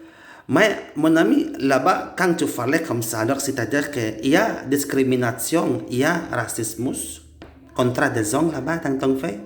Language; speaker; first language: French; non-native, learner; Indonesian